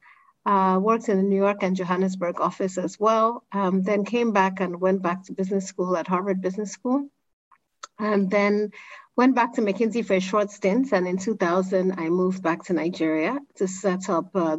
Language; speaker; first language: English; non-native, local second language; Igbo